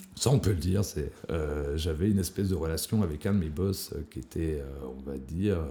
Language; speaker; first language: French; native; French